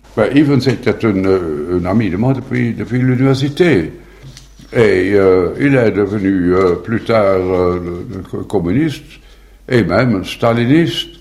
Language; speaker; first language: French; non-native, fluent; Dutch